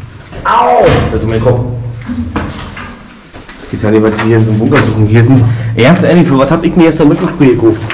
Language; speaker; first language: German; native; German